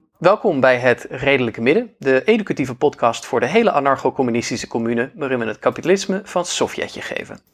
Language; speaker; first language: Dutch; native; Dutch